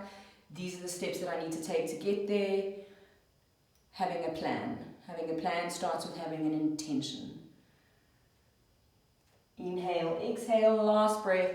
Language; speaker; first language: English; native; English